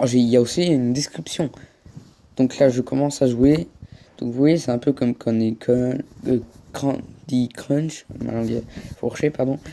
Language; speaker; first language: French; native; French